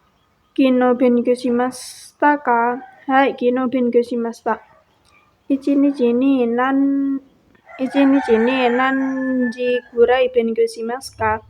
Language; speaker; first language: Japanese; non-native, learner; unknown